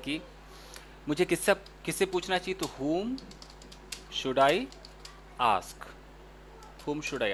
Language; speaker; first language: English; non-native, fluent; Hindi